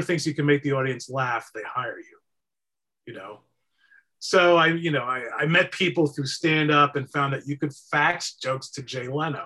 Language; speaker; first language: English; native; English